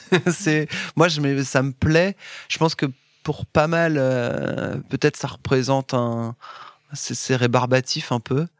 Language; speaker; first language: French; native; French